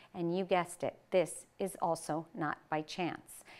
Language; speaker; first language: English; native; English